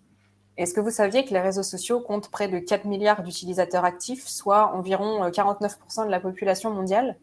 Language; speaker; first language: French; native; French